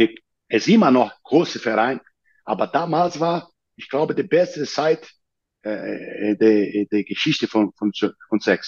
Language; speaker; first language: German; non-native, fluent; Portuguese